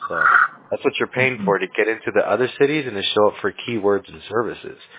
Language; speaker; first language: English; early bilingual, other home language; Spanish